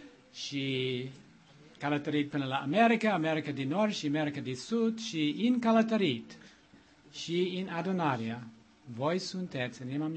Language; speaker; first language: Romanian; non-native, learner; English